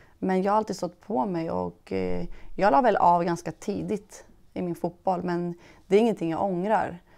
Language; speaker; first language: Swedish; early bilingual, other home language; Persian